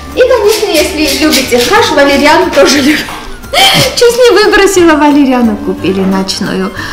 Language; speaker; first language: Russian; non-native, local second language; Armenian